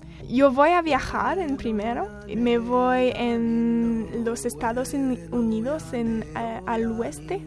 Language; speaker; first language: Spanish; non-native, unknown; French